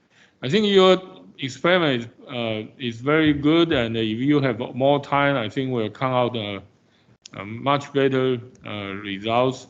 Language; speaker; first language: English; non-native, fluent; Chinese